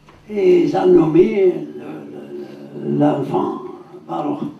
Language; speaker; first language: French; non-native, learner; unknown